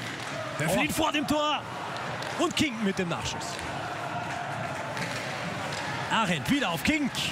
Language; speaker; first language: German; native; German